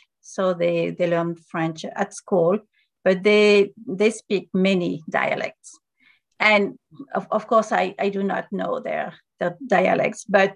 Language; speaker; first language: English; non-native, fluent; French